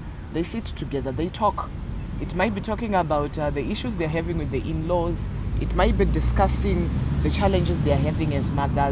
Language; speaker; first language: English; non-native, local second language; Shona